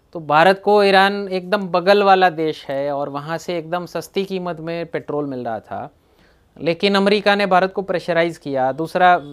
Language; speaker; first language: Hindi; non-native, local second language; Gujarati